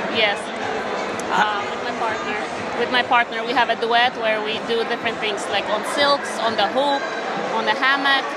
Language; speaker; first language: English; non-native, fluent; Ukrainian